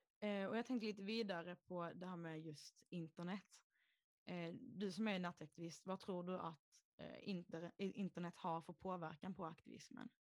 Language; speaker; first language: Swedish; native; Swedish